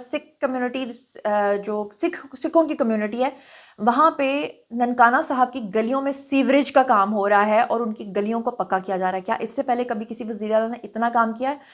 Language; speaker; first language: Urdu; non-native, local second language; Punjabi